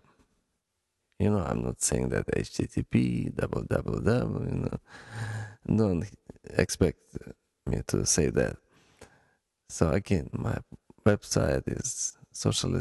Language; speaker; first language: English; non-native, fluent; Ukrainian